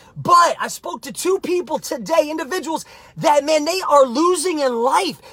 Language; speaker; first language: English; native; English